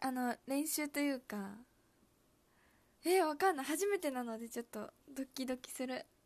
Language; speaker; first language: Japanese; native; Japanese